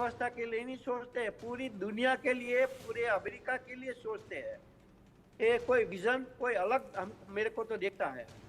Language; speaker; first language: Hindi; non-native, local second language; Gujarati